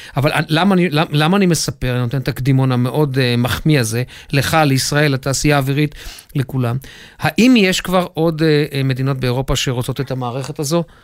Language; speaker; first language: Hebrew; native; Hebrew